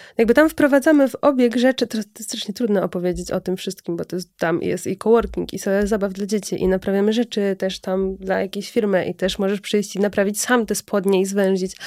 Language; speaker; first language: Polish; native; Polish